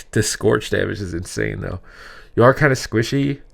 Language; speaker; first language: English; native; English